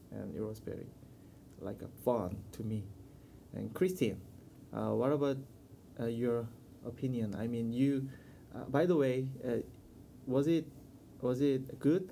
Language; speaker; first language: English; non-native, learner; Korean